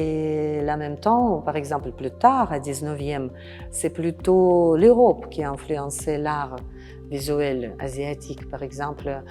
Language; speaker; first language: French; non-native, fluent; Russian